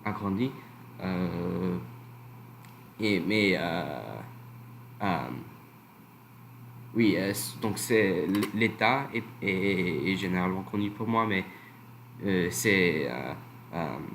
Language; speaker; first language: French; non-native, learner; English